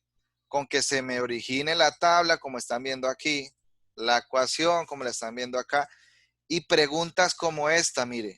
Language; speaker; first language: Spanish; native; Spanish